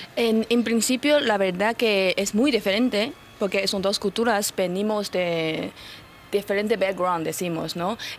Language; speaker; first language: Spanish; non-native, fluent; Chinese